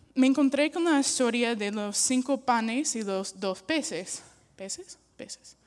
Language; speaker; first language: Spanish; non-native, fluent; English